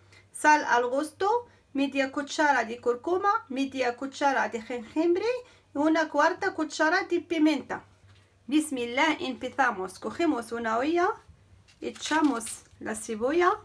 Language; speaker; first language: Spanish; non-native, fluent; Arabic